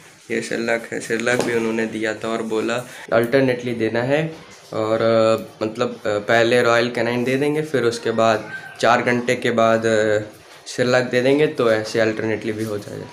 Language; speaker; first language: Hindi; non-native, local second language; Tamil